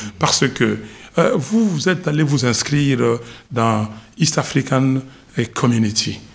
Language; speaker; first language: French; non-native, local second language; Lingala